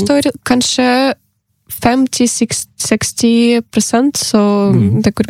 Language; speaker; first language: Norwegian; non-native, learner; Ukrainian